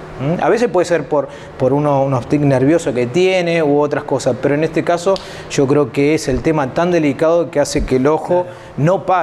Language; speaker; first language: Spanish; native; Spanish